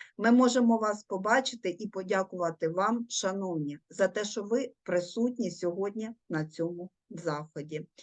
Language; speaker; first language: Ukrainian; native; Ukrainian